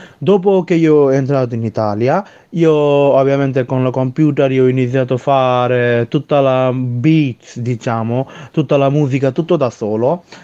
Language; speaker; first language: Italian; non-native, learner; Bangla